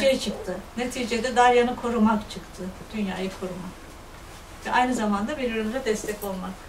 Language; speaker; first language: Turkish; native; Turkish